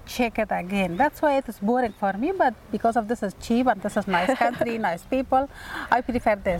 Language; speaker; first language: English; non-native, fluent; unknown